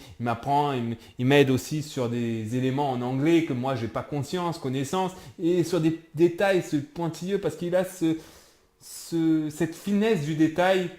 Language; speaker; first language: French; native; French